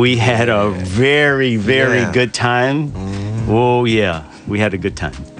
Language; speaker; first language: English; native; English